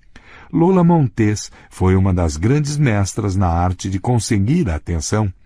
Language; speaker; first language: Portuguese; native; Portuguese